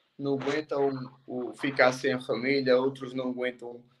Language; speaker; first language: Portuguese; native; Portuguese